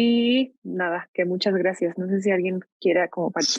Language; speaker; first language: Spanish; native; Spanish